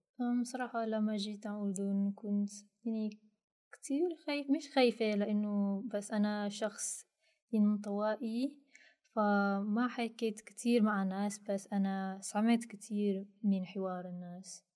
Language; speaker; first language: Arabic; non-native, learner; Malay